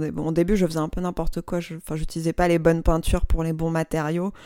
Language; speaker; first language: French; non-native, local second language; Arabic